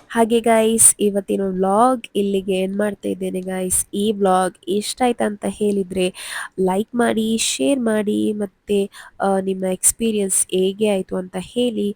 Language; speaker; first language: Kannada; non-native, local second language; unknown